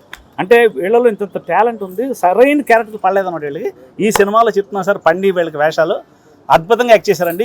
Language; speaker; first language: Telugu; native; Telugu